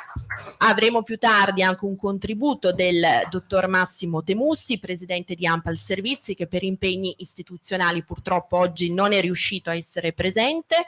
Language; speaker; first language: Italian; native; Italian